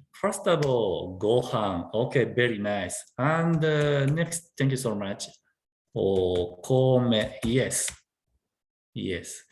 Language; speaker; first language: English; non-native, learner; Japanese